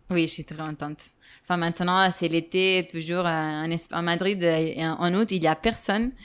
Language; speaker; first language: French; non-native, fluent; Italian